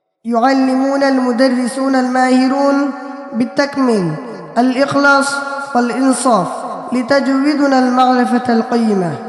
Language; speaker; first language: Arabic; non-native, learner; Bangla